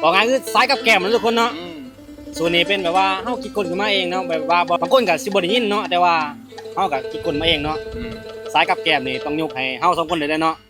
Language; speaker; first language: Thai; non-native, local second language; Northeastern Thai